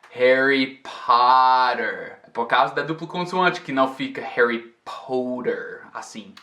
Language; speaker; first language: Portuguese; non-native, fluent; English